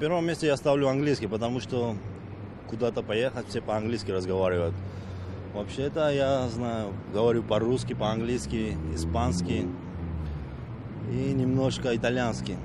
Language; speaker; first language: Russian; non-native, local second language; Georgian